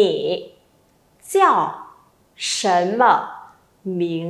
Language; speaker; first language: Chinese; non-native, learner; Vietnamese